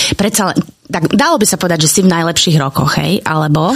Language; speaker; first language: Slovak; native; Slovak